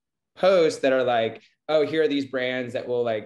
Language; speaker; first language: English; native; English